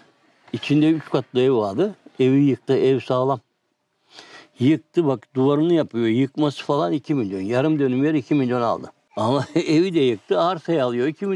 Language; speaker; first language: Turkish; native; Turkish